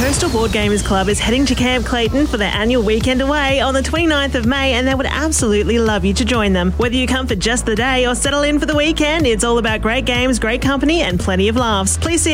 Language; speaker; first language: English; native; English